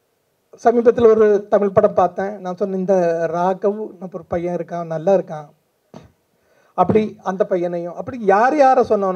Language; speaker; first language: Tamil; non-native, fluent; Malayalam